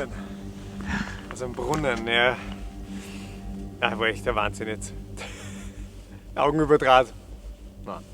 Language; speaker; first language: German; native; German